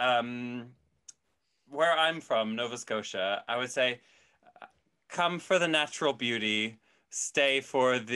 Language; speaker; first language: English; native; English